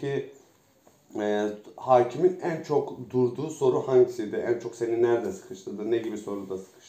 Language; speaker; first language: Turkish; native; Turkish